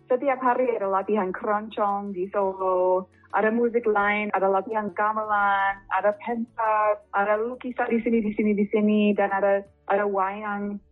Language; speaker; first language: Indonesian; non-native, fluent; English